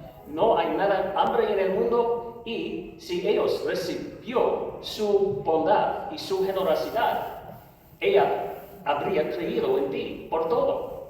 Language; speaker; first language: Spanish; non-native, learner; English